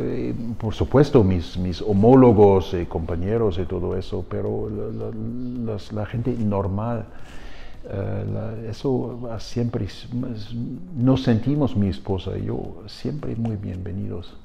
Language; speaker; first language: Spanish; non-native, fluent; German